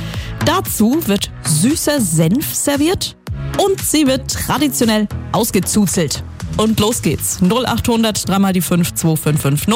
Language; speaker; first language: German; native; German